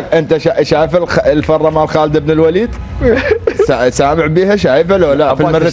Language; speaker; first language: Arabic; native; Arabic